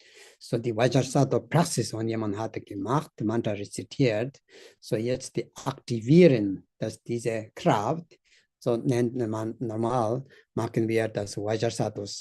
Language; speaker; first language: German; non-native, learner; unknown